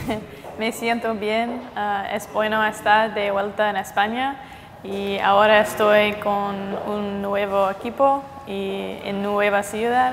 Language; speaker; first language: Spanish; non-native, fluent; English